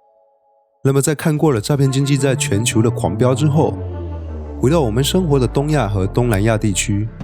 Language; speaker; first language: Chinese; native; Chinese